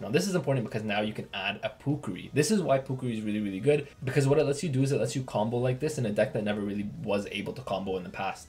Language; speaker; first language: English; native; English